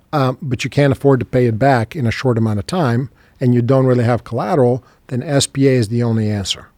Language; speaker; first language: English; non-native, fluent; Serbian